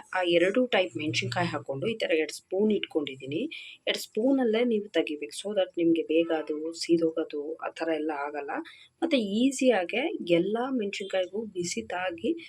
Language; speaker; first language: Kannada; native; Kannada